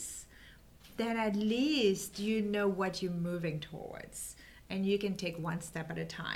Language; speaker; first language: English; non-native, fluent; French